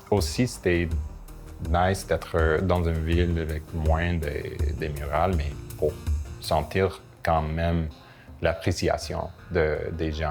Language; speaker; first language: French; non-native, local second language; English